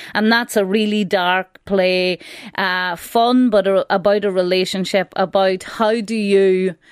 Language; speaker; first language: English; native; English